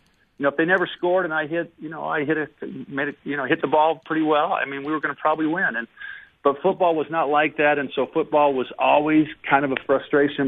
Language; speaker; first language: English; native; English